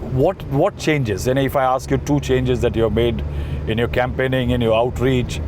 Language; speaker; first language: English; non-native, local second language; Hindi